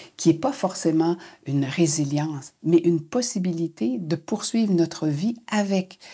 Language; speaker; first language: French; native; French